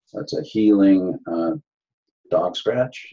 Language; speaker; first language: English; native; English